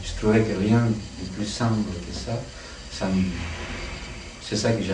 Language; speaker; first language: French; non-native, fluent; Italian